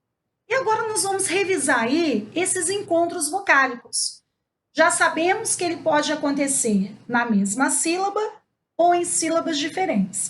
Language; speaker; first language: Portuguese; native; Portuguese